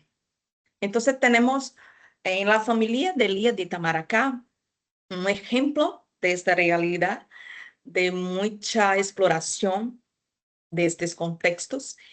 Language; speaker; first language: Spanish; non-native, fluent; Portuguese